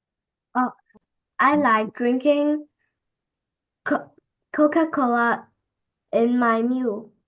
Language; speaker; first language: English; non-native, learner; Vietnamese